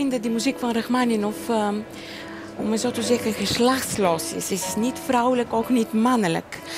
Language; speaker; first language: Dutch; non-native, fluent; Bulgarian